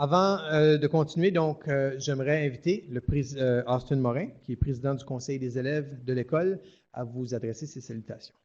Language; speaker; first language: French; native; French